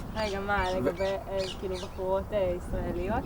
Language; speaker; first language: Hebrew; native; Hebrew